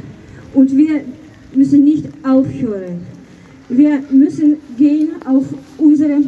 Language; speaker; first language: German; non-native, fluent; Ukrainian